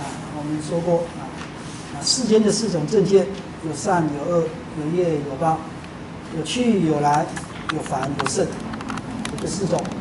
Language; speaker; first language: Chinese; native; Chinese